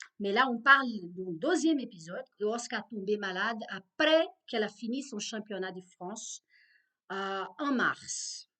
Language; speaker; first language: French; non-native, fluent; Portuguese